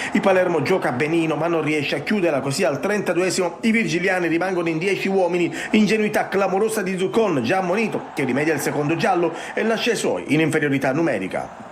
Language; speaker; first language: Italian; native; Italian